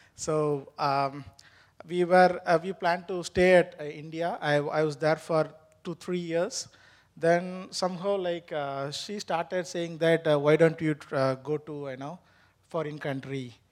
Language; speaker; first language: English; non-native, local second language; Tamil